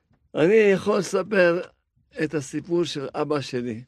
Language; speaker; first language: Hebrew; non-native, fluent; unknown